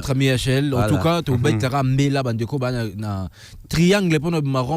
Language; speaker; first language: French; non-native, local second language; Lingala